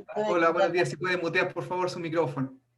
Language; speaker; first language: Spanish; native; Spanish